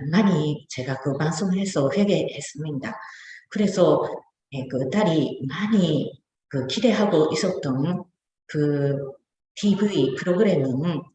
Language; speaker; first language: Korean; non-native, fluent; Japanese